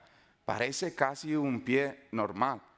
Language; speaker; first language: Spanish; non-native, fluent; Italian